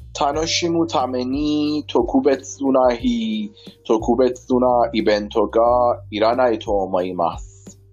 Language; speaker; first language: Japanese; non-native, fluent; Persian